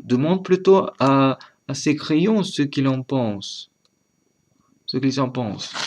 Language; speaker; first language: French; non-native, learner; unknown